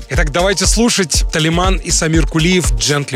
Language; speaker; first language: Russian; native; Russian